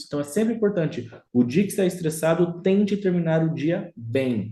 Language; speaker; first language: Portuguese; native; Portuguese